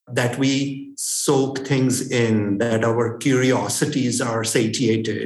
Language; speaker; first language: English; non-native, local second language; Hindi